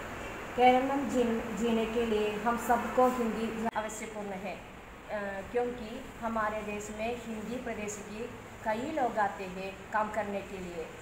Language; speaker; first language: Hindi; non-native, local second language; Malayalam